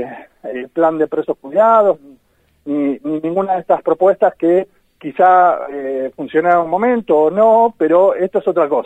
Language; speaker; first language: Spanish; native; Spanish